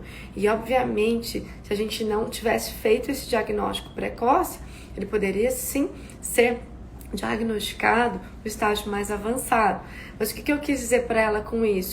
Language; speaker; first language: Portuguese; native; Portuguese